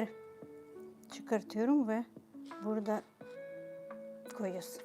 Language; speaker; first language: Turkish; non-native, fluent; Ukrainian